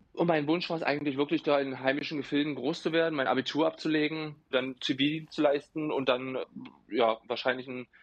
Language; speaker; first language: German; native; German